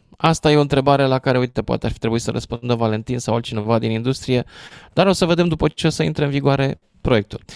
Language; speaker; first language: Romanian; native; Romanian